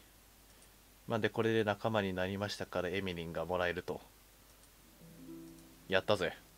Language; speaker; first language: Japanese; native; Japanese